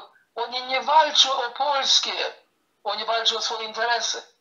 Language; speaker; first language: Polish; early bilingual, heritage; Polish